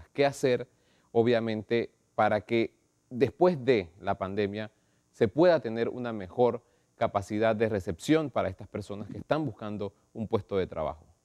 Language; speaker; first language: Spanish; native; Spanish